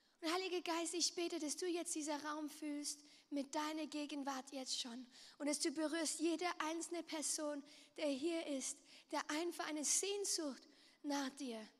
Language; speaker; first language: German; non-native, local second language; French